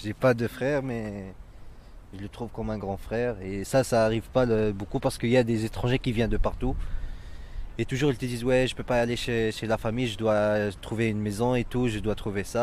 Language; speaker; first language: French; non-native, local second language; Arabic